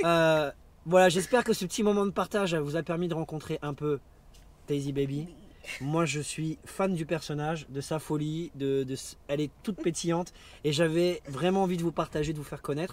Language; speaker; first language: French; native; French